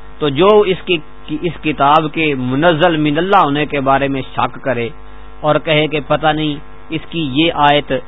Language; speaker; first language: Urdu; non-native, local second language; Punjabi